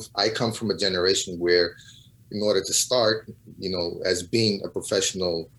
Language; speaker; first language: English; non-native, fluent; Portuguese